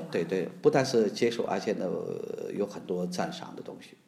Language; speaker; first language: Chinese; native; Chinese